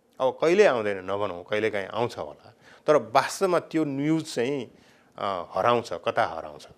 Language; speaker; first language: Nepali; native; Nepali